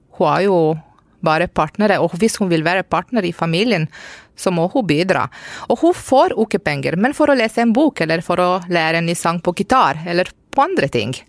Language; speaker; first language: Norwegian; non-native, fluent; Romanian